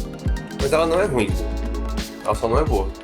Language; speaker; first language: Portuguese; native; Portuguese